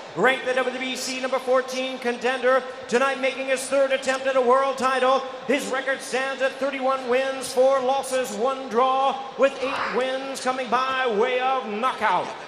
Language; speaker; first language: English; native; English